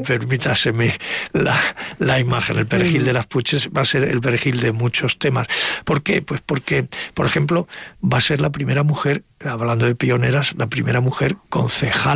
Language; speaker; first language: Spanish; native; Spanish